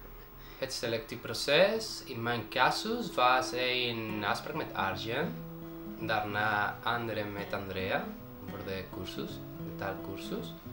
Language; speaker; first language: Dutch; non-native, learner; Spanish